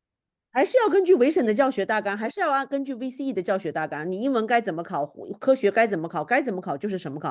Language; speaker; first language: Chinese; native; Chinese